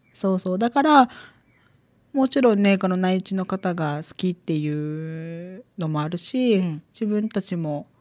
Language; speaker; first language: Japanese; native; Japanese